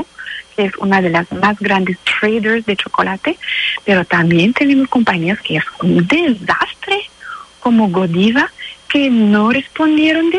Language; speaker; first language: Spanish; non-native, fluent; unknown